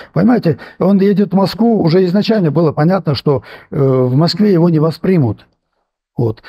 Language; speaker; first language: Russian; non-native, local second language; Armenian